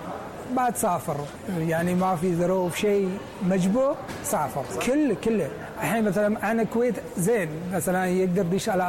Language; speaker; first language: Arabic; non-native, learner; Persian